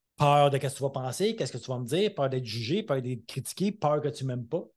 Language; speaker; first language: French; native; French